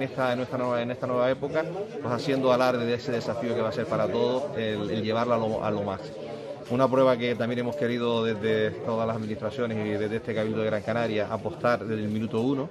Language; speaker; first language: Spanish; native; Spanish